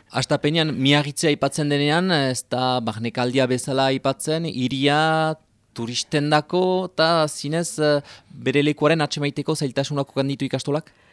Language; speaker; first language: Basque; native; Basque